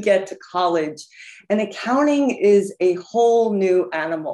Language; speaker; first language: English; native; English